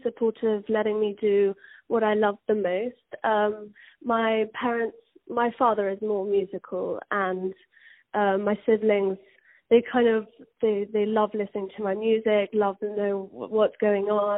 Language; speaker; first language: English; native; English